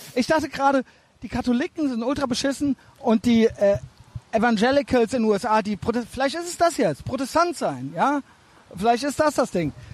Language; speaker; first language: German; native; German